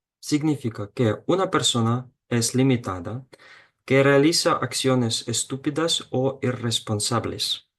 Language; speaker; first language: Spanish; non-native, fluent; Ukrainian